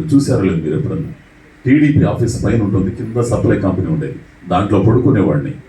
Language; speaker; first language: Telugu; native; Telugu